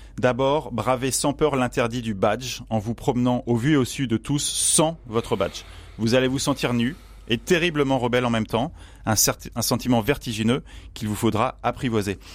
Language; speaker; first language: French; native; French